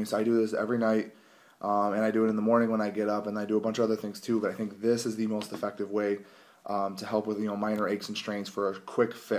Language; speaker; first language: English; native; English